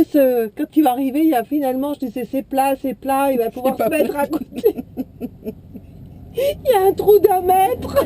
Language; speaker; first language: French; native; French